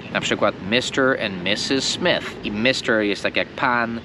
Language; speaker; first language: Polish; non-native, fluent; English